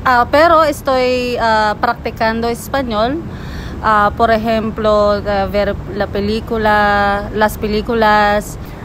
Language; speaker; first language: Spanish; non-native, learner; Filipino